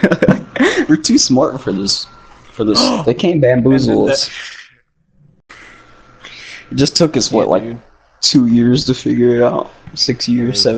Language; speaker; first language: English; native; English